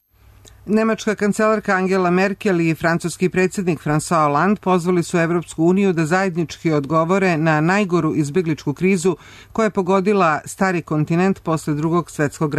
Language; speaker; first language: Serbian; native; Serbian